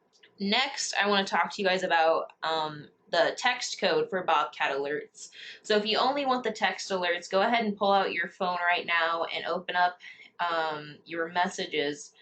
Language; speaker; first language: English; native; English